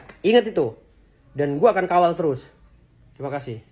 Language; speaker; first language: Indonesian; native; Indonesian